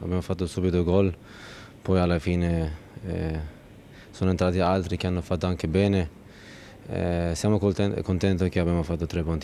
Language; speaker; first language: Italian; non-native, learner; Turkish